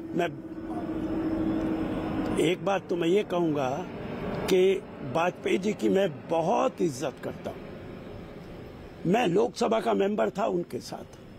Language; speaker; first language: Hindi; native; Hindi